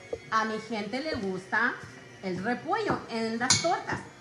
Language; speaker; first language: Spanish; early bilingual, heritage; Spanish